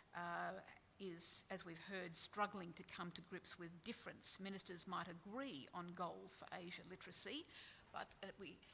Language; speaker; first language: English; native; English